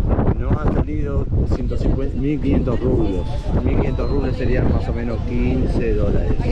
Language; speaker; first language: Spanish; native; Spanish